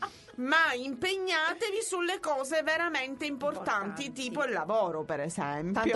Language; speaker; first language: Italian; native; Italian